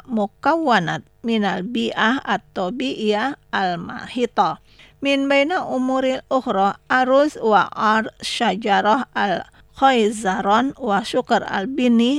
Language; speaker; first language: Arabic; non-native, learner; Indonesian